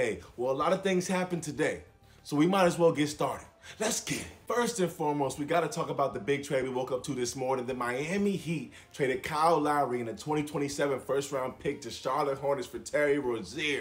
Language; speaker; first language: English; native; English